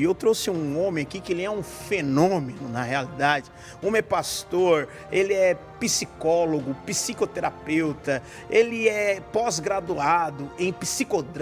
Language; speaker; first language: Portuguese; native; Portuguese